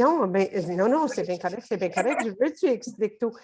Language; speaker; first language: French; native; French